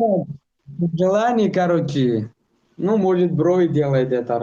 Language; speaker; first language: Russian; non-native, local second language; Tajik